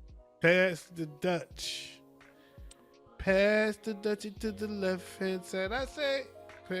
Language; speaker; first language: English; native; English